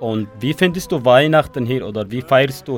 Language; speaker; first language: German; non-native, learner; Kurdish